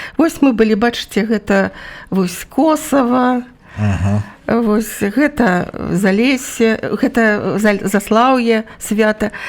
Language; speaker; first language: Belarusian; native; Belarusian